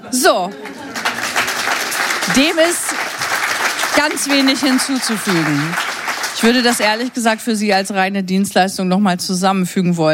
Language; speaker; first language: German; native; German